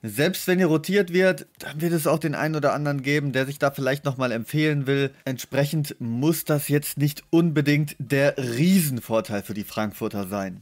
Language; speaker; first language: German; native; German